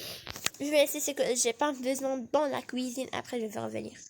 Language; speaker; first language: French; non-native, learner; Arabic